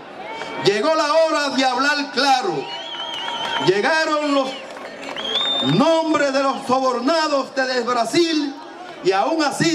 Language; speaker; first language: Spanish; native; Spanish